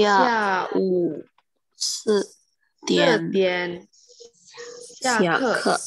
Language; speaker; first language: Chinese; non-native, learner; Indonesian